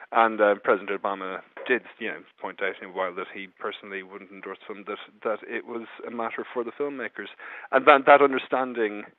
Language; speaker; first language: English; native; English